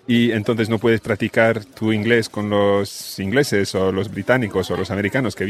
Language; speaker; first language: Spanish; non-native, fluent; English